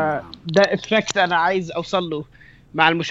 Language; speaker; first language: Arabic; native; Arabic